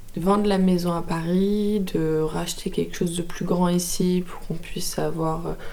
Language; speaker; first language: French; native; French